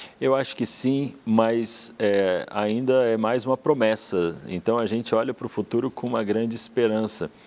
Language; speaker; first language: Portuguese; native; Portuguese